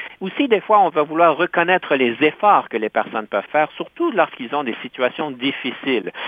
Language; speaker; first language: French; native; French